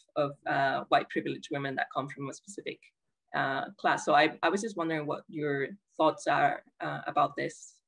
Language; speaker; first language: English; non-native, fluent; Spanish